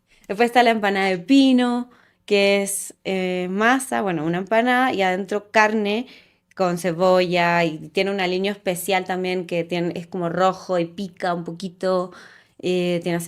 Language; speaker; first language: Spanish; native; Spanish